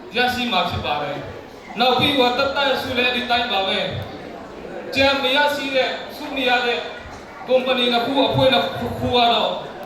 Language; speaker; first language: Burmese; non-native, local second language; Tedim Chin